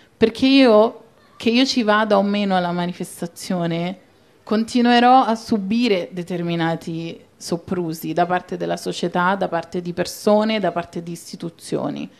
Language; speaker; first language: Italian; native; Italian